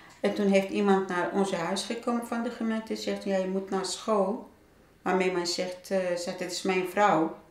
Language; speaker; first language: Dutch; non-native, learner; Turkish